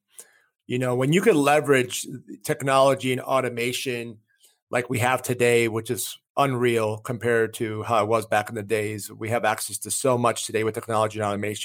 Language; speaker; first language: English; early bilingual, other home language; Greek